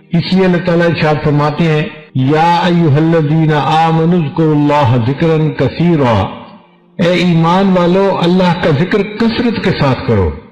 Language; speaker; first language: Urdu; non-native, local second language; Punjabi